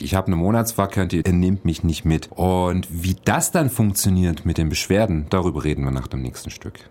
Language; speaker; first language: German; native; German